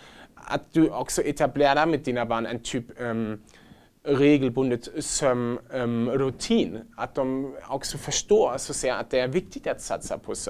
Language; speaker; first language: Swedish; non-native, fluent; German